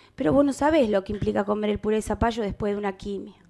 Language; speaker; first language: Spanish; native; Spanish